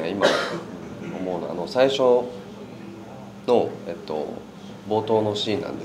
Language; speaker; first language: Japanese; native; Japanese